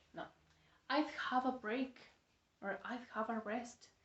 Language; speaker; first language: English; non-native, fluent; Spanish